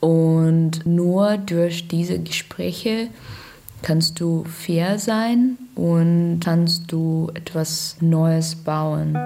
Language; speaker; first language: German; non-native, learner; Russian